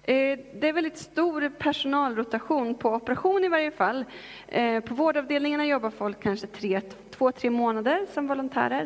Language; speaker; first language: Swedish; native; Swedish